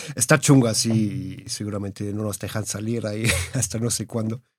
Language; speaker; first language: Spanish; early bilingual, heritage; Spanish